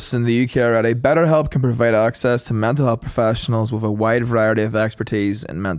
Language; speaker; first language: English; native; English